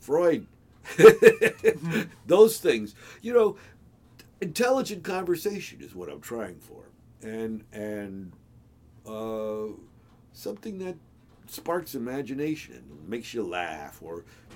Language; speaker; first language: English; native; English